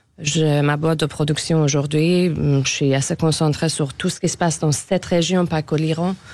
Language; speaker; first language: French; non-native, fluent; Persian